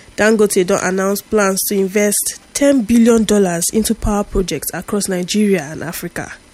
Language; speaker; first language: Nigerian Pidgin; native; Nigerian Pidgin